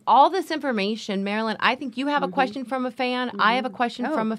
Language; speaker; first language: English; native; English